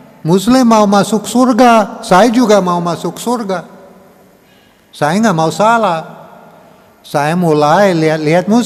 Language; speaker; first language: Indonesian; non-native, learner; English